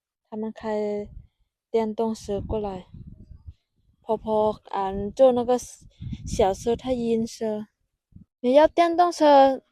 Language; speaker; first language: Chinese; non-native, fluent; Lao